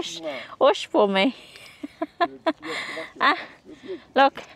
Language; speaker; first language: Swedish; non-native, learner; Filipino